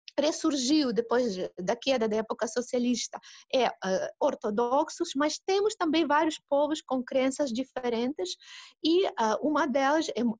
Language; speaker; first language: Portuguese; non-native, fluent; Russian